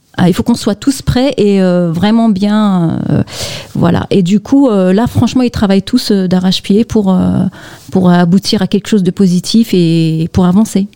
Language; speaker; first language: French; non-native, local second language; Kabyle